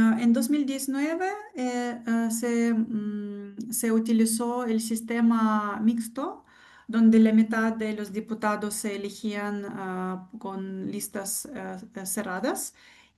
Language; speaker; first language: Spanish; non-native, fluent; Ukrainian